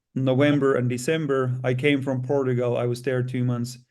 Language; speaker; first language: English; non-native, fluent; Finnish